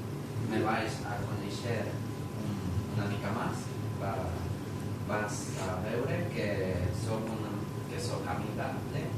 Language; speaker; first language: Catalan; non-native, learner; Spanish